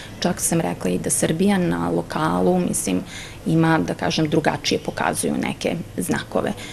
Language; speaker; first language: Serbian; native; Serbian